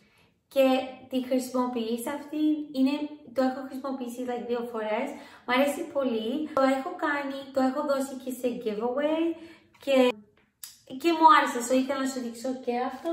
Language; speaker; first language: Greek; early bilingual, heritage; English